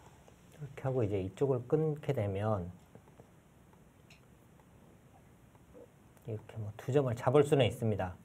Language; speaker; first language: Korean; native; Korean